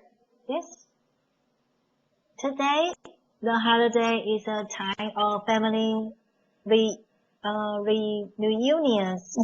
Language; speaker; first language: English; non-native, learner; Chinese